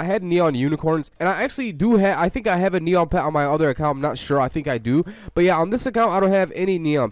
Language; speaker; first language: English; native; English